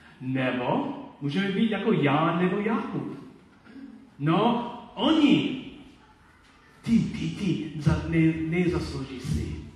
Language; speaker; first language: Czech; non-native, learner; Polish